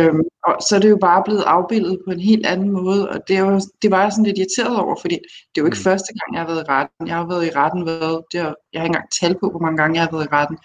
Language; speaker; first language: Danish; early bilingual, other home language; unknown